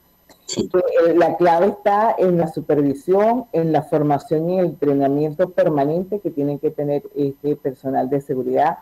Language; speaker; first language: Spanish; native; Spanish